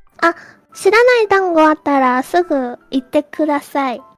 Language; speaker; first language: Japanese; non-native, fluent; Korean